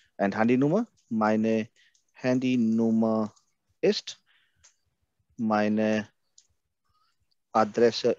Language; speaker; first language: German; non-native, fluent; Hindi